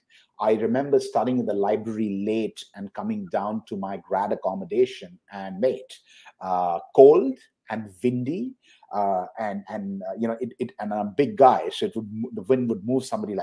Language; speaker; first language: English; non-native, local second language; Hindi